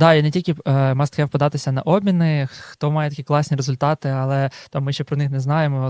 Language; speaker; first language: Ukrainian; native; Ukrainian